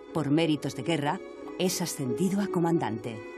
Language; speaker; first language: Spanish; native; Spanish